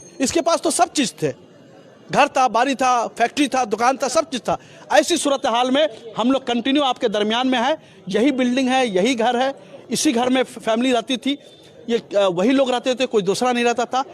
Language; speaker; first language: Hindi; native; Hindi